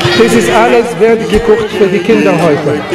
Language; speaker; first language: German; non-native, fluent; Arabic